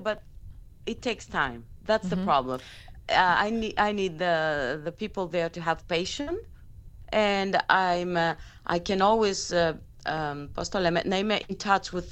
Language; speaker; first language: English; non-native, fluent; Greek